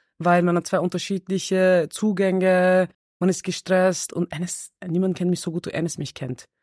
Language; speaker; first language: German; early bilingual, other home language; Turkish